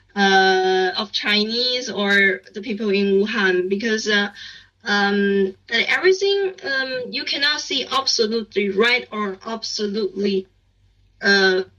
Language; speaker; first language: English; non-native, learner; Chinese